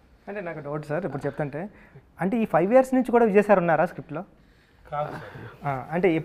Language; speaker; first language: Telugu; native; Telugu